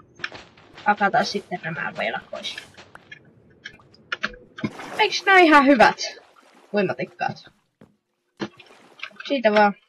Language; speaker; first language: Finnish; native; Finnish